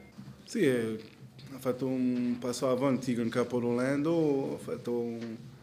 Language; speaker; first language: Italian; non-native, learner; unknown